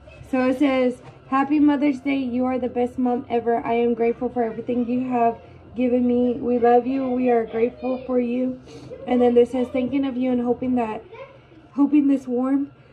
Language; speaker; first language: English; early bilingual, other home language; Spanish